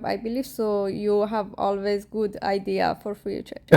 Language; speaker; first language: English; non-native, learner; Persian